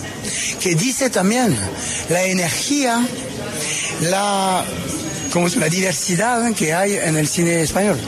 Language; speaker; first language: Spanish; non-native, fluent; French